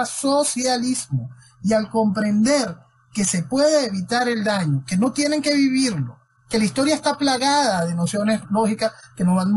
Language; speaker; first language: Spanish; native; Spanish